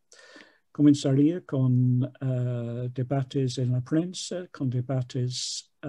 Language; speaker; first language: Spanish; non-native, fluent; English